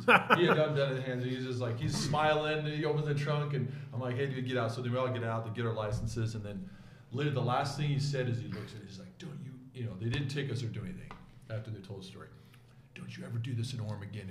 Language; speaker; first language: English; native; English